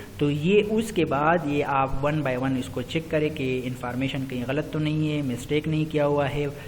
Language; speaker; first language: Urdu; non-native, local second language; Pashto